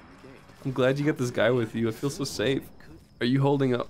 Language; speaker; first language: English; native; English